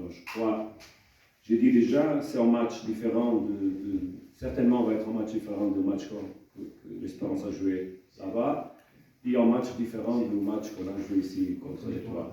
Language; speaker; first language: French; non-native, fluent; Portuguese